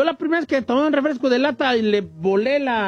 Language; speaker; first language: Spanish; native; Spanish